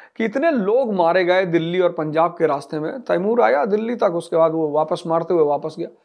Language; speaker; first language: Hindi; native; Hindi